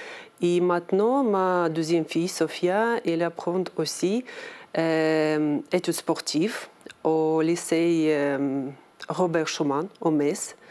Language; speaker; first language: French; non-native, learner; Ukrainian